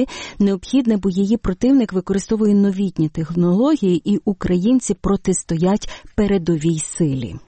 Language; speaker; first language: Ukrainian; native; Ukrainian